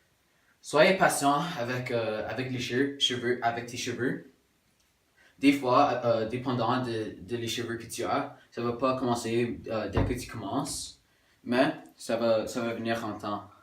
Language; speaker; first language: French; non-native, local second language; English